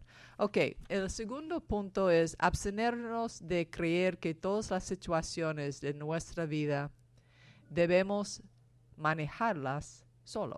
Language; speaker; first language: Spanish; non-native, fluent; English